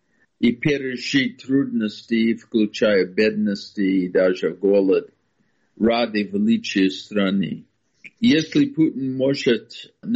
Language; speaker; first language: Russian; non-native, fluent; English